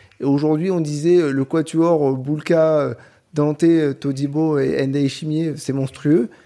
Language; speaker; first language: French; native; French